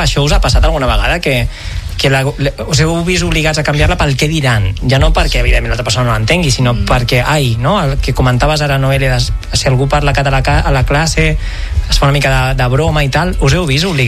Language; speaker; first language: Catalan; native; Catalan